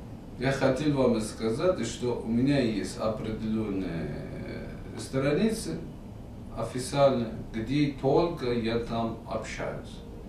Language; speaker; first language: Russian; non-native, fluent; Persian